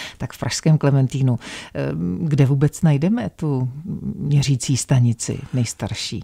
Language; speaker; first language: Czech; native; Czech